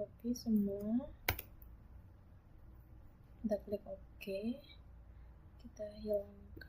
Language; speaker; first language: Indonesian; native; Indonesian